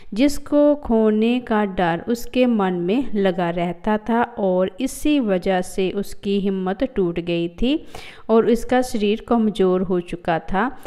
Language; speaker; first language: Hindi; non-native, local second language; Punjabi